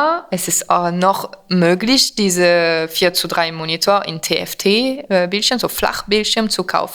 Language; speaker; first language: German; non-native, fluent; French